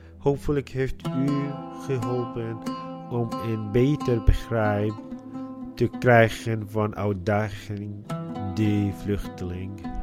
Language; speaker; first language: Dutch; non-native, learner; Arabic